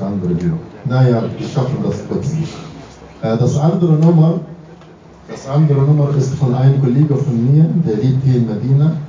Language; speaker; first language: German; non-native, fluent; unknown